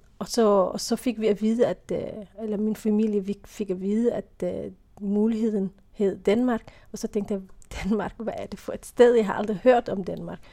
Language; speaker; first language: Danish; non-native, fluent; Somali